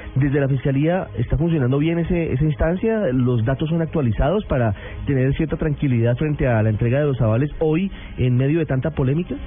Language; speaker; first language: Spanish; native; Spanish